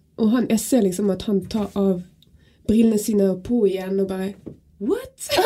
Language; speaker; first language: Norwegian; non-native, fluent; French